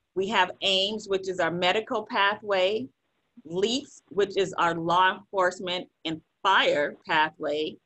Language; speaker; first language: English; native; English